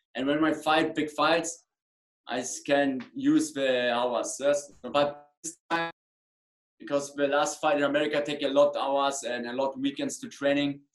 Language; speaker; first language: English; non-native, learner; German